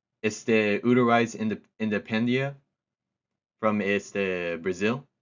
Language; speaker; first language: Spanish; non-native, learner; English